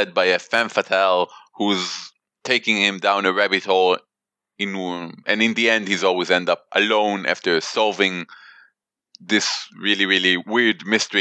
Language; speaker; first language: English; non-native, fluent; Hebrew